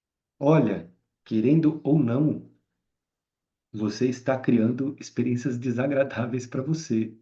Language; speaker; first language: Portuguese; native; Portuguese